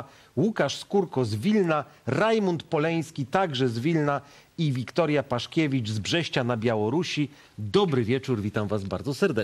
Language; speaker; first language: Polish; native; Polish